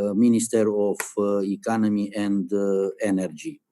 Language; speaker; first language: English; non-native, learner; Romanian